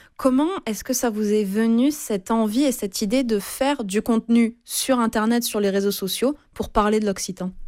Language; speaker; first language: French; native; French